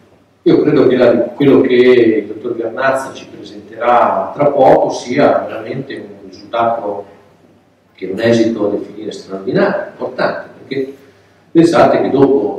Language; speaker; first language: Italian; native; Italian